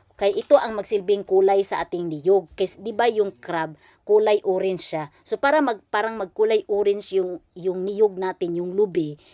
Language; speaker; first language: Filipino; non-native, local second language; Cebuano